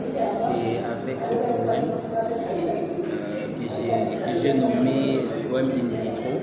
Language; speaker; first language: French; non-native, local second language; Lingala